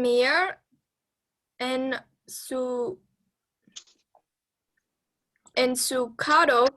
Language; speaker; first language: Spanish; non-native, learner; English